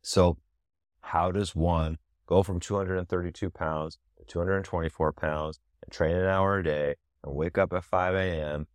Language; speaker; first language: English; native; English